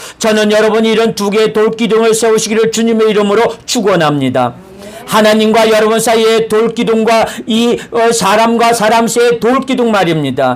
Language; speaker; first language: Korean; native; Korean